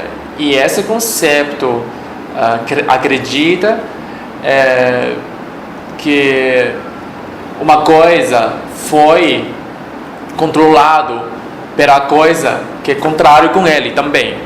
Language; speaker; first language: Portuguese; non-native, fluent; Chinese